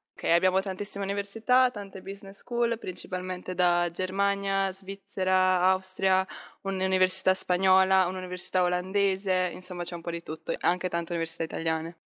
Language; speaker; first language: Italian; native; Italian